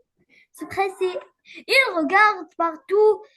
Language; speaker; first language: French; non-native, learner; Arabic